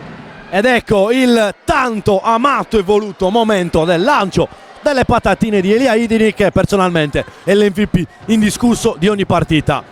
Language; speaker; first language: Italian; native; Italian